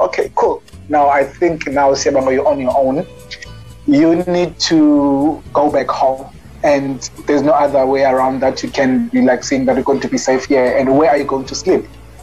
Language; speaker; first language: English; non-native, local second language; Xhosa